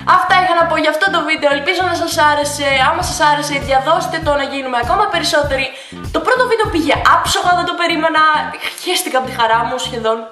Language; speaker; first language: Greek; early bilingual, other home language; Russian